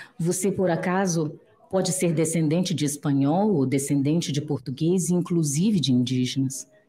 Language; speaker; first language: Portuguese; native; Portuguese